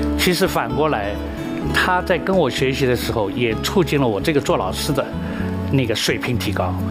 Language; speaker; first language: Chinese; native; Chinese